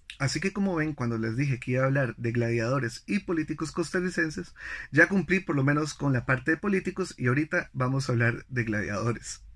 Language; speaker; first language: Spanish; native; Spanish